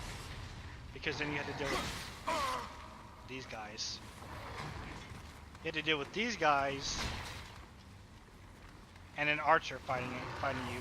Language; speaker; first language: English; native; English